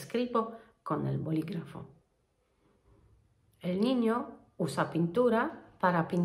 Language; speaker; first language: Spanish; non-native, fluent; Polish